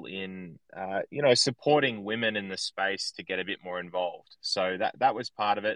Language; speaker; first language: English; native; English